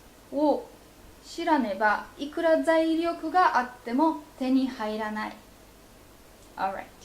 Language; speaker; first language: Japanese; non-native, fluent; Polish